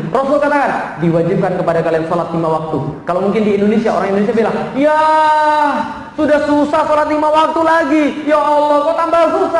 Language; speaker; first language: Indonesian; native; Indonesian